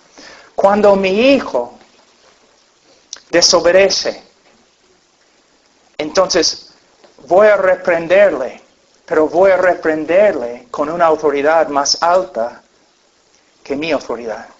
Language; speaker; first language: Spanish; non-native, fluent; English